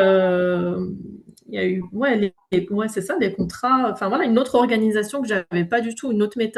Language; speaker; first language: French; native; French